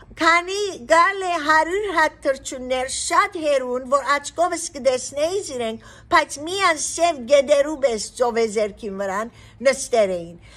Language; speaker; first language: Armenian; early bilingual, heritage; Armenian